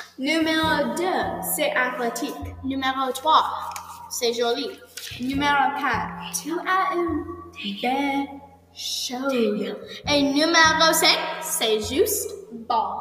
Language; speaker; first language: French; non-native, learner; English